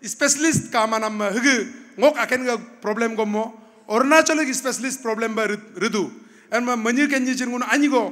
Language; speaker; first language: Hindi; non-native, local second language; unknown